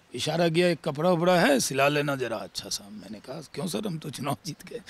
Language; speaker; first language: Hindi; native; Hindi